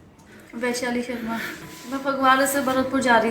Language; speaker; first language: Hindi; non-native, local second language; Punjabi